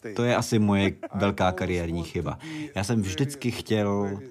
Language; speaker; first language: Czech; non-native, fluent; Russian